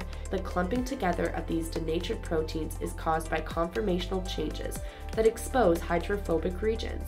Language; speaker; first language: English; native; English